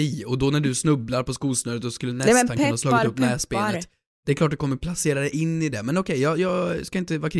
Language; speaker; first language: Swedish; native; Swedish